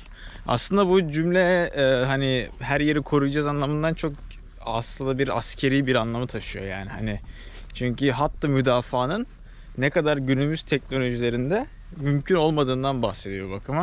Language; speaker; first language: Turkish; native; Turkish